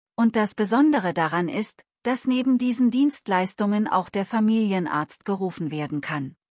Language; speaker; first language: German; non-native, learner; Telugu